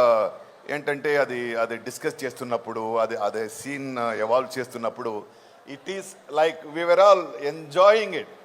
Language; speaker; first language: Telugu; non-native, fluent; Tamil